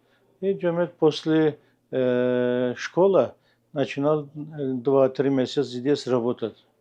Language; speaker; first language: Russian; non-native, local second language; Abkhazian